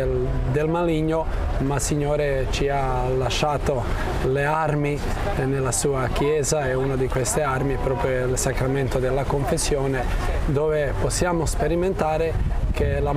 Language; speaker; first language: Italian; non-native, fluent; Croatian